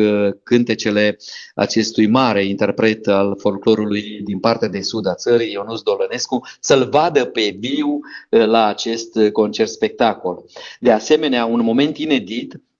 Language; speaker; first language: Romanian; native; Romanian